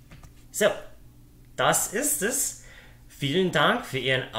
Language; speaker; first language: German; non-native, fluent; English